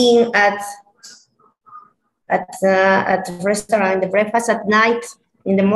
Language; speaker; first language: English; non-native, learner; Spanish